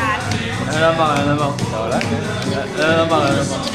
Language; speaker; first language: French; early bilingual, other home language; Lao